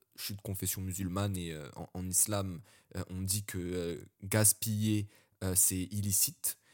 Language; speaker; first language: French; early bilingual, other home language; Arabic